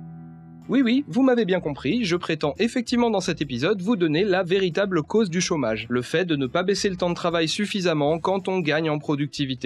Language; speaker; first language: French; native; French